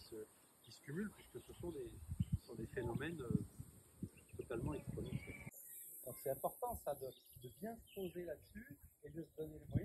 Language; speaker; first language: French; native; French